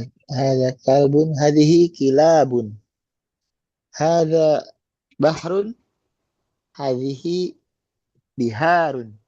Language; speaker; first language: Arabic; non-native, learner; Indonesian